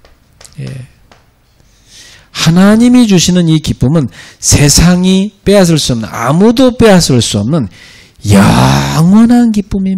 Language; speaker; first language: Korean; native; Korean